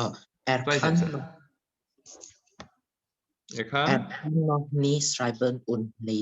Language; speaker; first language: German; non-native, learner; Indonesian